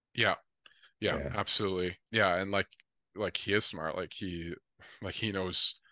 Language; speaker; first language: English; native; English